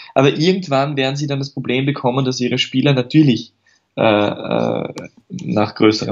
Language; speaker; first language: German; native; German